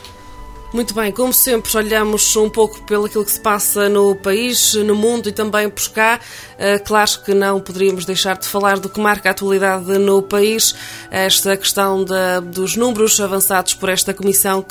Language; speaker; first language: Portuguese; native; Portuguese